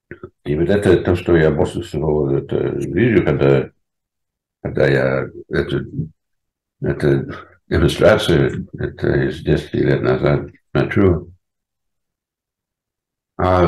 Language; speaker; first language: Russian; non-native, fluent; English